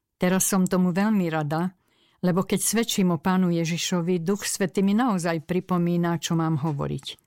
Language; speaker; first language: Slovak; early bilingual, other home language; Hungarian